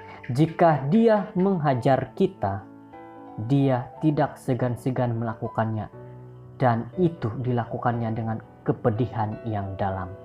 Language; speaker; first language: Indonesian; native; Indonesian